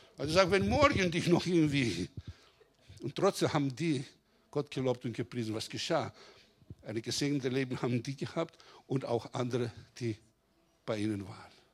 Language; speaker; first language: German; non-native, fluent; Greek